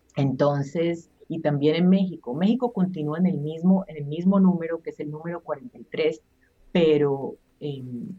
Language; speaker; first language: Spanish; native; Spanish